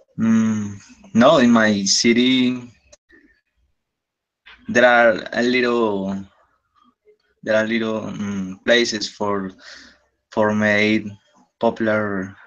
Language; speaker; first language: English; non-native, learner; Spanish